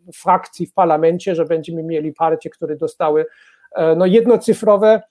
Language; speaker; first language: Polish; non-native, fluent; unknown